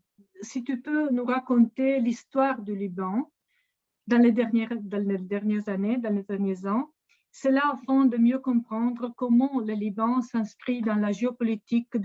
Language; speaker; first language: French; non-native, fluent; Italian